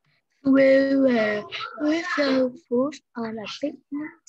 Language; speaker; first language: English; non-native, learner; Vietnamese